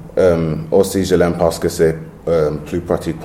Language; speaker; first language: French; non-native, learner; English